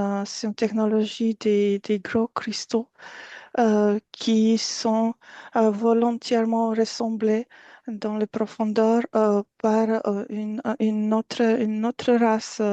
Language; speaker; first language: French; non-native, fluent; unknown